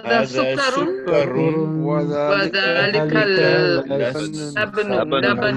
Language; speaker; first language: Arabic; non-native, learner; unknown